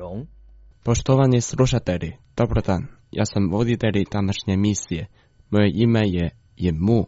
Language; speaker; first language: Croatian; non-native, learner; Chinese